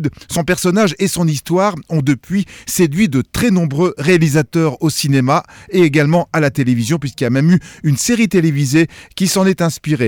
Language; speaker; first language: French; native; French